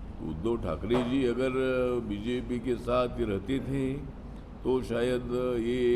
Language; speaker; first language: Hindi; non-native, local second language; Marathi